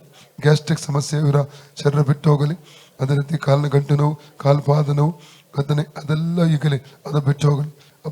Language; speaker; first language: Kannada; non-native, local second language; Tulu